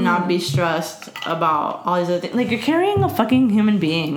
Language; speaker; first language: English; early bilingual, other home language; Spanish